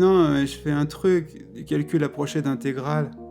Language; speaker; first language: French; native; French